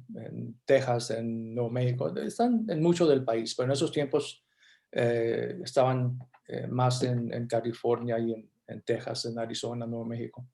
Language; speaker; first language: Spanish; early bilingual, heritage; Spanish